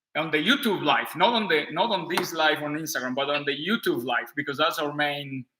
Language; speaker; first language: English; non-native, fluent; Spanish